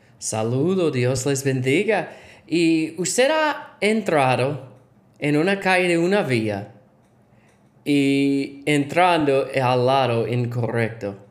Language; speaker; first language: Spanish; non-native, learner; English